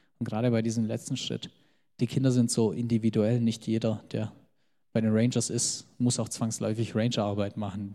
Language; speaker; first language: German; early bilingual, other home language; Albanian